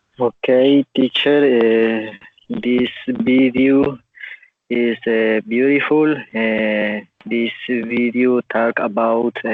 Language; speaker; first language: English; non-native, learner; Spanish